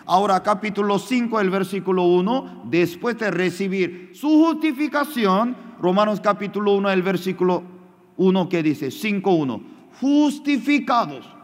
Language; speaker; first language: Spanish; non-native, fluent; Korean